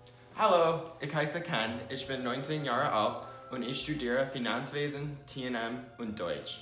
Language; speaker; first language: German; non-native, learner; English